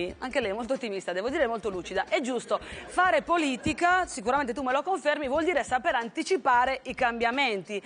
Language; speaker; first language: Italian; native; Italian